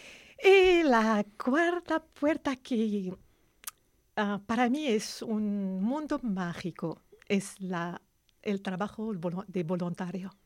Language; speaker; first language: Spanish; non-native, learner; Arabic